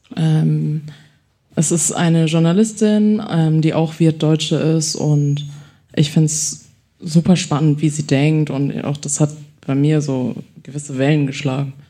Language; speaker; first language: German; early bilingual, other home language; Chinese